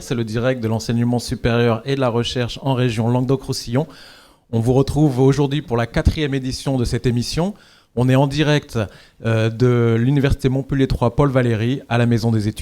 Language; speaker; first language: French; native; French